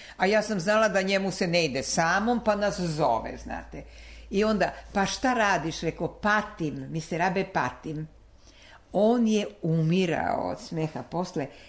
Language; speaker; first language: Serbian; non-native, local second language; Slovak